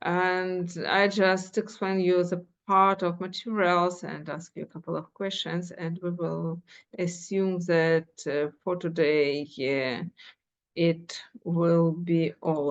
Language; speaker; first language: English; non-native, fluent; Ukrainian